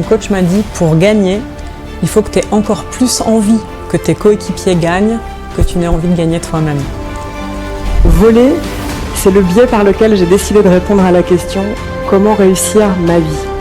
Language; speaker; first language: French; native; French